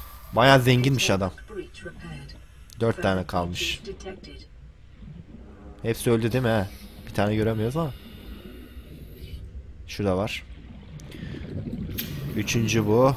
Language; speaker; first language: Turkish; native; Turkish